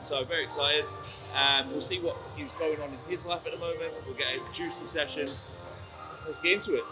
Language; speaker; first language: English; native; English